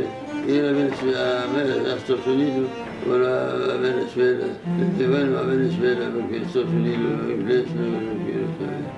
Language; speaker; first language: Spanish; non-native, learner; Arabic